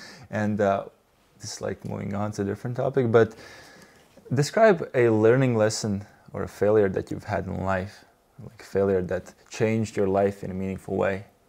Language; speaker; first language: English; non-native, fluent; Latvian